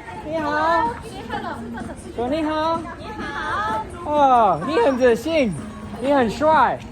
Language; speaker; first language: Chinese; non-native, learner; English